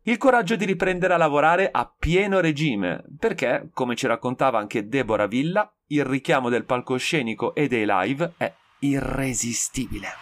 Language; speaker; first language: Italian; native; Italian